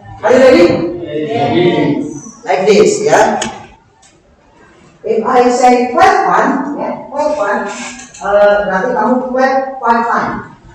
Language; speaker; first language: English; non-native, learner; Indonesian